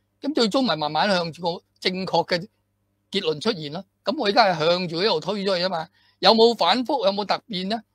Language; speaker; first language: Chinese; non-native, local second language; Cantonese